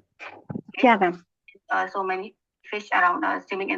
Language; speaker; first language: English; non-native, learner; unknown